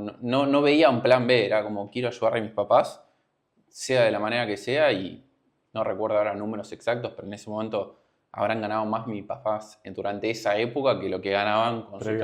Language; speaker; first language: Spanish; native; Spanish